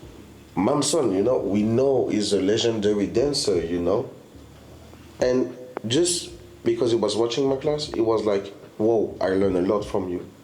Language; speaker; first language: English; non-native, fluent; French